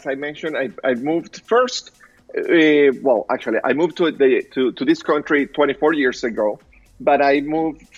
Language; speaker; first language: English; non-native, fluent; Spanish